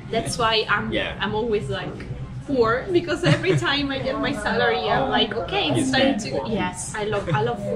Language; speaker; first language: English; non-native, fluent; Italian